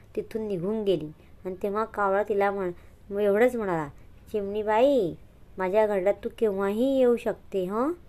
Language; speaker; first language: Marathi; non-native, local second language; Hindi